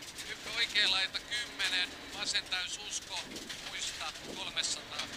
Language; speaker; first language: Finnish; native; Finnish